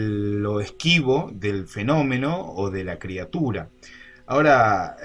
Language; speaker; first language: Spanish; native; Spanish